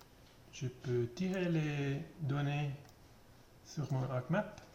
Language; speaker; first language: French; non-native, learner; German